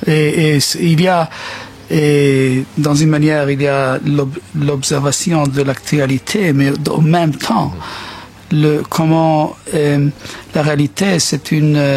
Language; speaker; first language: French; non-native, fluent; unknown